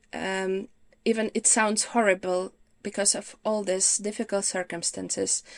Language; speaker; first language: English; non-native, fluent; Ukrainian